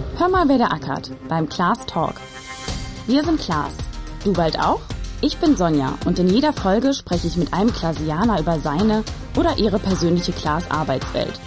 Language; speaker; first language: German; native; German